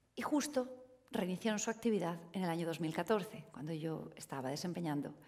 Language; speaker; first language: Spanish; native; Spanish